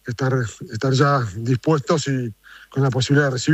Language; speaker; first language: Spanish; native; Spanish